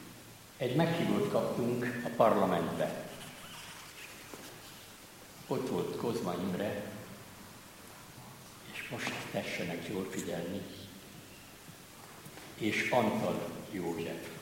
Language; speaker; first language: Hungarian; native; Hungarian